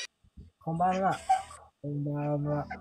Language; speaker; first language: Japanese; non-native, learner; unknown